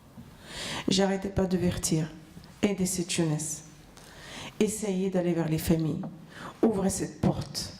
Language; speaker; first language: French; non-native, fluent; Arabic